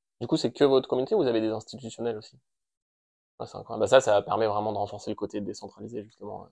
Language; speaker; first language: French; native; French